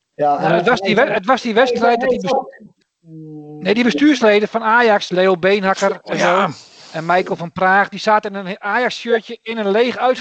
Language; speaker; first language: Dutch; native; Dutch